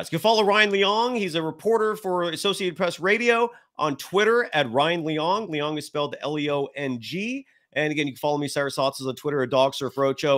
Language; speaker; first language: English; native; English